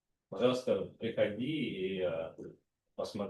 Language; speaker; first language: Russian; native; Russian